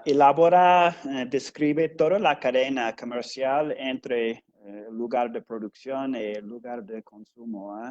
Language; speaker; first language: Spanish; non-native, fluent; English